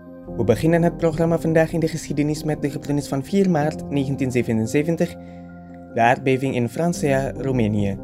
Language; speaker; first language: Dutch; non-native, fluent; Indonesian